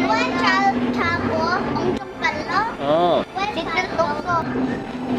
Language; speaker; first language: Korean; early bilingual, heritage; Korean